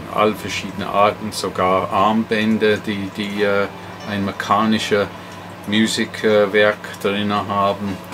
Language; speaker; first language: German; non-native, fluent; English